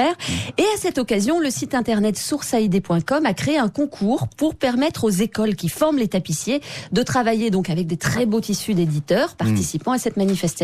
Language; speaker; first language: French; native; French